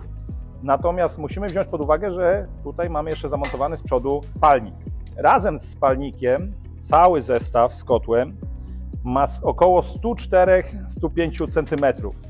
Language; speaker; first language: Polish; native; Polish